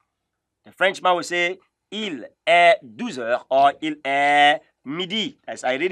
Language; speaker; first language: French; non-native, fluent; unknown